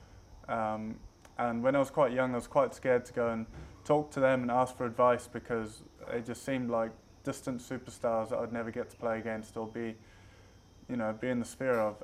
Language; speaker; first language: English; native; English